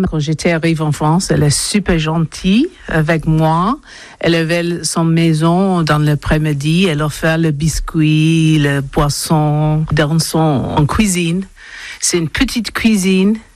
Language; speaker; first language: French; non-native, learner; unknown